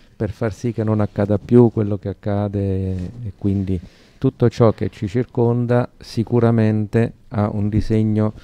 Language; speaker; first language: Italian; native; Italian